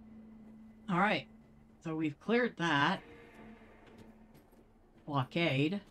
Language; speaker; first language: English; native; English